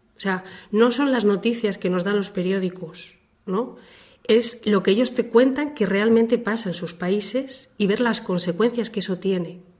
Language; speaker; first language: Spanish; native; Spanish